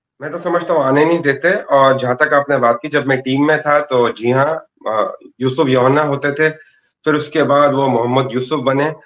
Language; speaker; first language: Urdu; native; Urdu